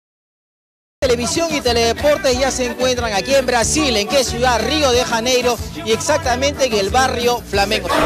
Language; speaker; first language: Portuguese; non-native, learner; Spanish